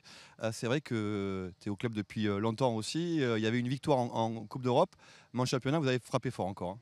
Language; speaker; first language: French; native; French